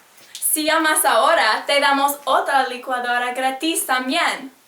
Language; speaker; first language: Spanish; non-native, learner; English